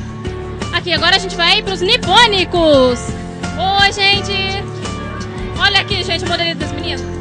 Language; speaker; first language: Portuguese; native; Portuguese